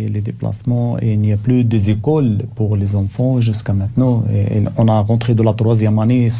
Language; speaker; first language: French; non-native, learner; Arabic